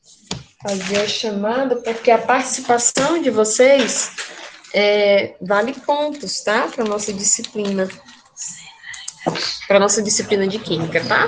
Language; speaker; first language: Portuguese; native; Portuguese